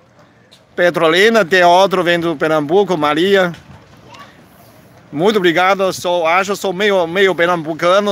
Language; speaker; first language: Portuguese; non-native, fluent; Chinese